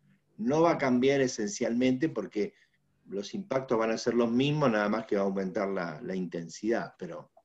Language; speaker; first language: Spanish; native; Spanish